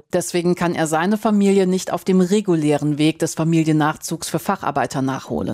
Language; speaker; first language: German; native; German